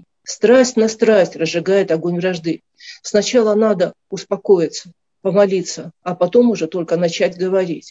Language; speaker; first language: Russian; native; Russian